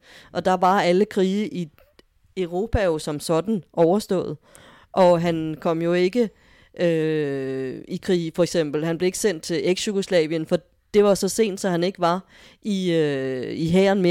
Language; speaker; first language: Danish; native; Danish